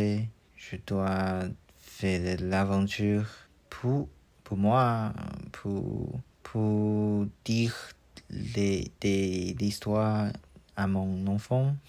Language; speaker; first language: French; non-native, learner; Chinese